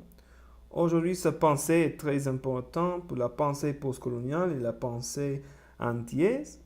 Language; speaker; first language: French; non-native, learner; Spanish